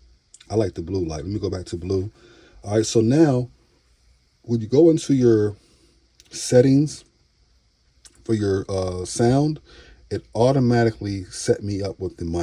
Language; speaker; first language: English; native; English